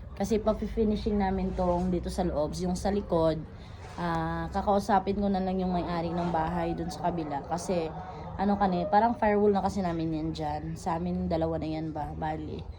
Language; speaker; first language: Filipino; non-native, local second language; Cebuano